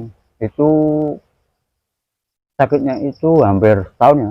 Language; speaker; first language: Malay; non-native, local second language; Javanese